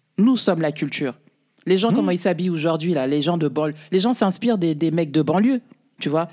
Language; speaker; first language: French; native; French